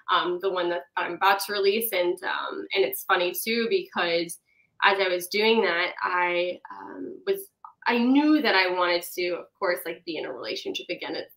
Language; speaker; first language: English; native; English